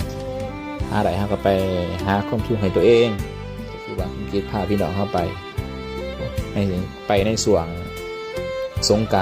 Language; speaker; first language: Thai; non-native, local second language; Lao